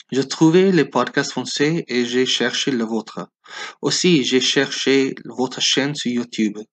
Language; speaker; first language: French; non-native, learner; English